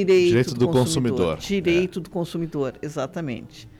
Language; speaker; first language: Portuguese; native; Portuguese